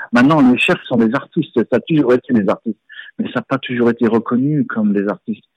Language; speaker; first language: French; native; French